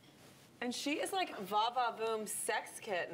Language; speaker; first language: English; native; English